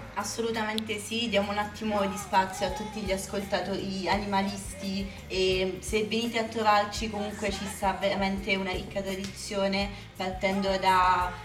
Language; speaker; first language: Italian; native; Italian